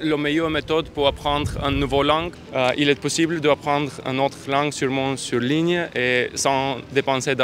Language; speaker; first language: French; non-native, learner; Bulgarian